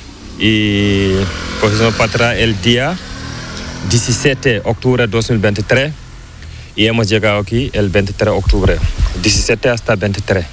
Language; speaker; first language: Spanish; non-native, learner; Fula